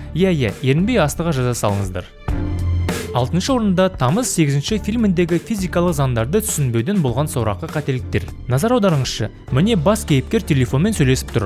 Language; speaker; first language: Kazakh; native; Kazakh